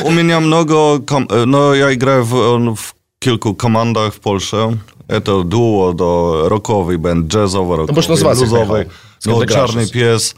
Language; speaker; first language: Russian; non-native, learner; Polish